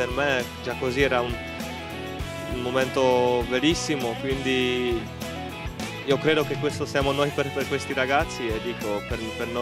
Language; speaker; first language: Italian; non-native, fluent; Czech